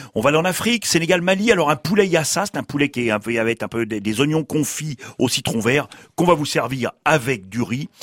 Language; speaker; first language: French; native; French